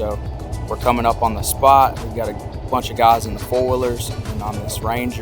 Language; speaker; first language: English; native; English